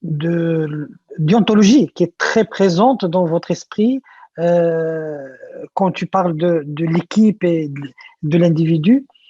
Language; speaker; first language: French; non-native, local second language; Arabic